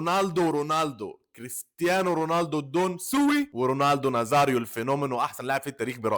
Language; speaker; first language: Arabic; native; Arabic